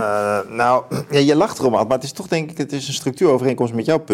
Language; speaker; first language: Dutch; native; Dutch